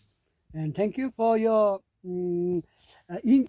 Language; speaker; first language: English; non-native, learner; Mongolian